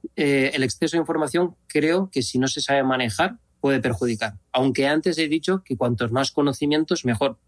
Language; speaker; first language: Spanish; native; Spanish